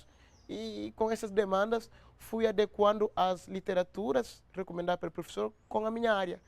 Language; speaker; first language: Portuguese; non-native, local second language; Upper Guinea Crioulo